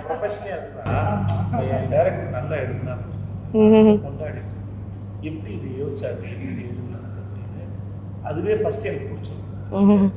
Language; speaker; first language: Tamil; native; Tamil